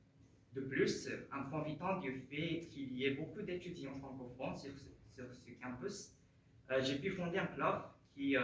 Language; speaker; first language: French; non-native, fluent; Japanese